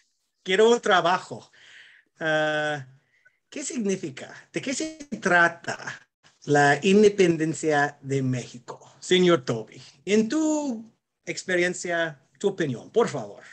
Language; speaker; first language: Spanish; non-native, fluent; English